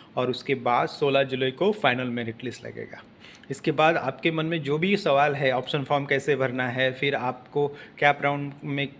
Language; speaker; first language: Hindi; non-native, local second language; Marathi